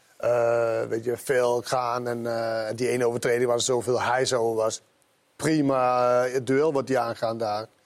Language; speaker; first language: Dutch; native; Dutch